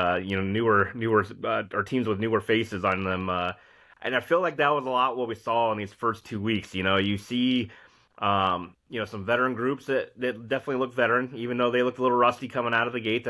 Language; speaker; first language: English; native; English